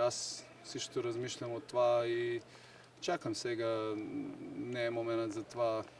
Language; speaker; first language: Bulgarian; non-native, learner; Serbian